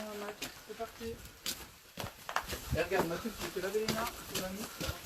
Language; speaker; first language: French; native; French